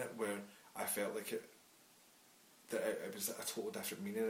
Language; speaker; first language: English; native; English